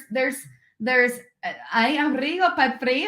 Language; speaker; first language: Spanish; non-native, learner; English